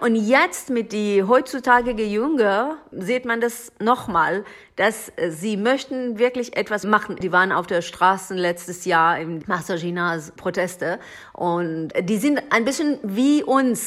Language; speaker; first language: German; non-native, learner; Persian